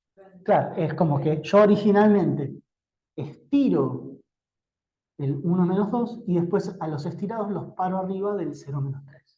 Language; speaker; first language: Spanish; native; Spanish